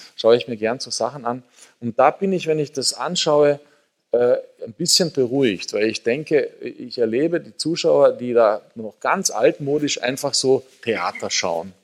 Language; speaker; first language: German; native; German